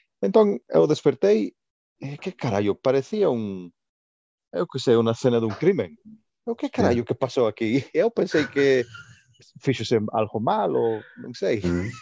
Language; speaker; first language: Galician; non-native, local second language; Spanish